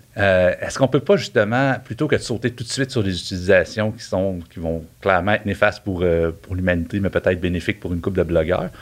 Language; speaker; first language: French; native; French